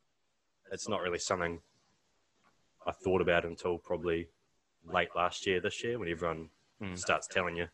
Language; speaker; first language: English; native; English